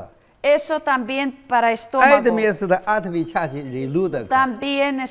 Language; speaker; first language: Spanish; non-native, learner; Russian